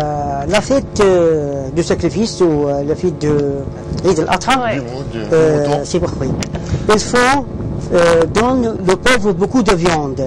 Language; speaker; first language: French; non-native, learner; Arabic